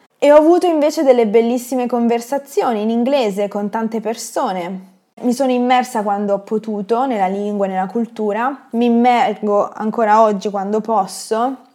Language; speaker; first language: Italian; native; Italian